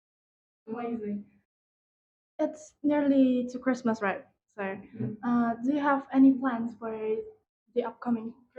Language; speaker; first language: English; non-native, learner; Indonesian